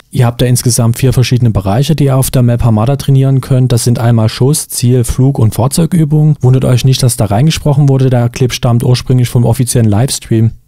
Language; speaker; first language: German; native; German